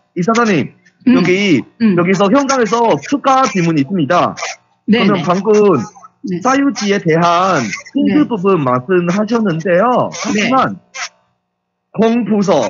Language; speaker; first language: Korean; non-native, fluent; Chinese